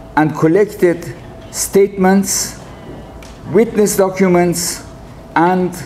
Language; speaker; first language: English; non-native, fluent; Persian